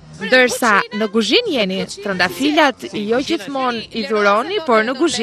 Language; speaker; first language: Albanian; native; Albanian